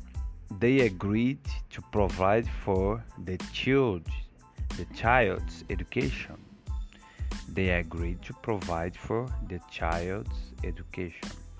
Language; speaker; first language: English; non-native, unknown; Portuguese